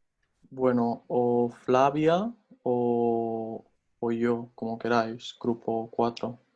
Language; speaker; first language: Spanish; native; Spanish